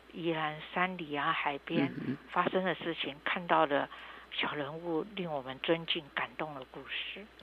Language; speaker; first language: Chinese; non-native, local second language; Hakka Chinese